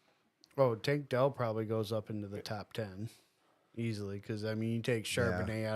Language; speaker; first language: English; native; English